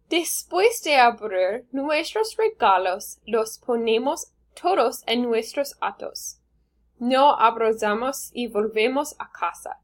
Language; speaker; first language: Spanish; non-native, learner; English